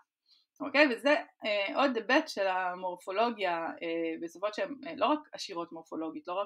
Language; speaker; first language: Hebrew; native; Hebrew